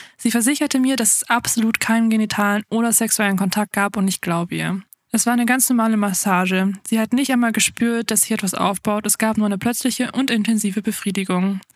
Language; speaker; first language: German; early bilingual, other home language; Afrikaans